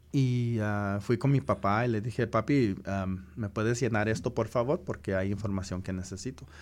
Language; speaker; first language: Spanish; early bilingual, heritage; Spanish